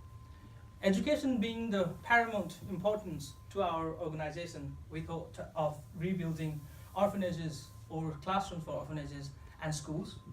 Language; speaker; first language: English; non-native, fluent; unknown